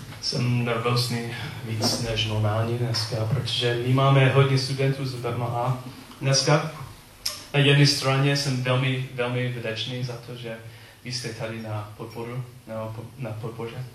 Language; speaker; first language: Czech; non-native, learner; English